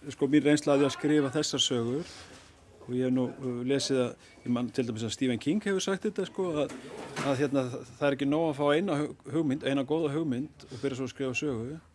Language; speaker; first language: Icelandic; native; Icelandic